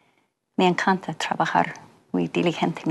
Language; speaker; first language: Spanish; non-native, fluent; English